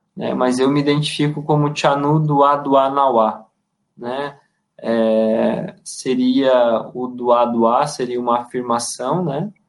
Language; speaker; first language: Portuguese; native; Portuguese